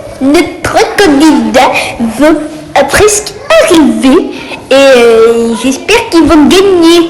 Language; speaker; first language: French; native; French